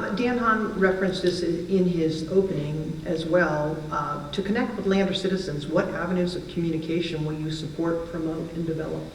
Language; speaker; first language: English; native; English